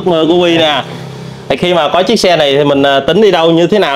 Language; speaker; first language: Vietnamese; native; Vietnamese